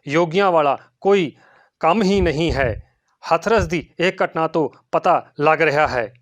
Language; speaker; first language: Hindi; non-native, local second language; Punjabi